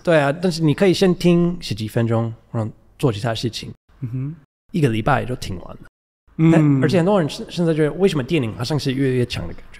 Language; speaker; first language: Chinese; non-native, fluent; English